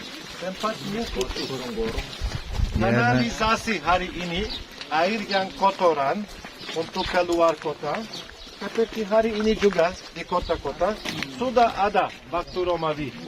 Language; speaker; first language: Indonesian; non-native, fluent; Turkish